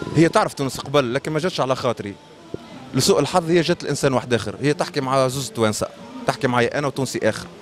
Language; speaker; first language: Arabic; native; Arabic